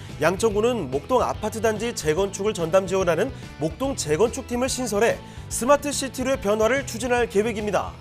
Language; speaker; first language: Korean; native; Korean